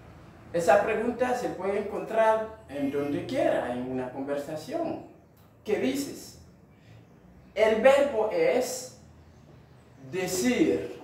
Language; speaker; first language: Spanish; non-native, fluent; Haitian Creole